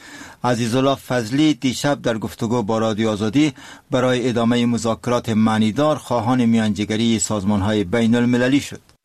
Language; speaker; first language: Persian; native; Persian